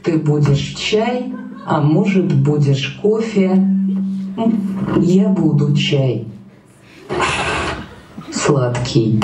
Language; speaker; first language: Russian; non-native, learner; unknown